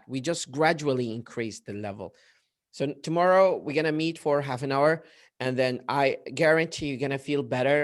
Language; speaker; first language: English; non-native, fluent; Arabic